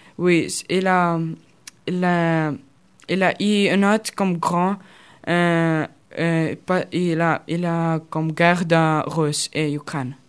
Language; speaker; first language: French; non-native, learner; Russian